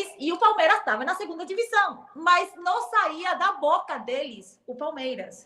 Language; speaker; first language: Portuguese; non-native, fluent; Spanish